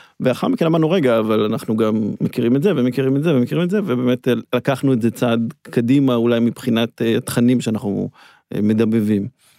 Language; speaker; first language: Hebrew; native; Hebrew